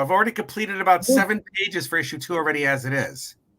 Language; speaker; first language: English; native; English